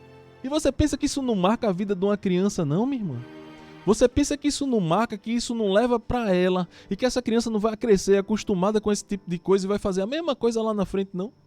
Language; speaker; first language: Portuguese; native; Portuguese